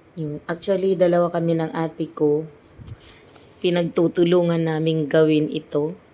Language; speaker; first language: Filipino; native; Filipino